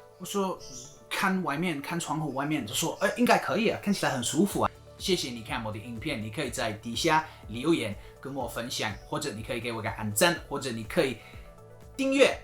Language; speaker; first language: Chinese; non-native, fluent; English